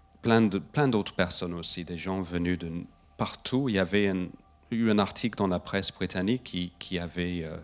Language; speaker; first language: French; non-native, fluent; English